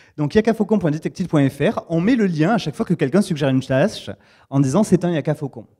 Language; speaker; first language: French; native; French